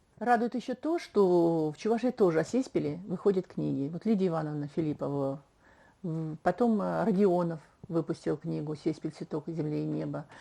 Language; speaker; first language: Russian; non-native, local second language; Chuvash